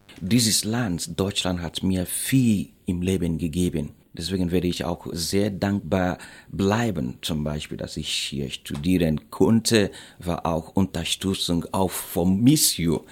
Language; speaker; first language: German; non-native, fluent; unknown